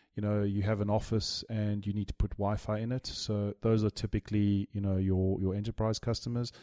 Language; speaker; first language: English; native; English